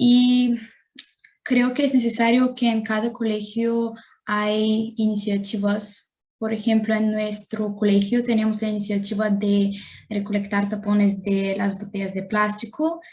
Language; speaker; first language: Spanish; non-native, fluent; Bulgarian